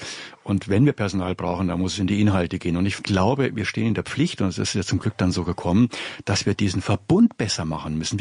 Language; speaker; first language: German; native; German